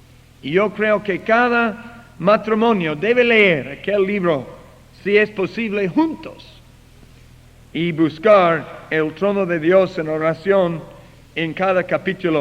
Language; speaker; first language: Spanish; non-native, fluent; English